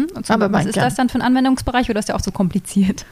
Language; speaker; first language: German; native; German